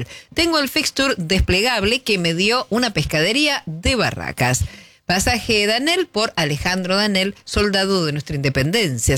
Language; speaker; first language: Spanish; native; Spanish